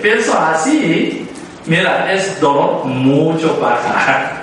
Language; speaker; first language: Spanish; non-native, learner; Tibetan